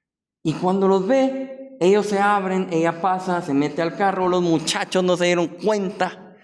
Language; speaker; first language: Spanish; native; Spanish